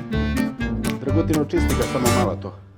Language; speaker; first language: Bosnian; early bilingual, heritage; Serbian